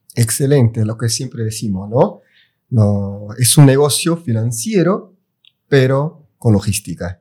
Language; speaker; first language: Spanish; non-native, fluent; Portuguese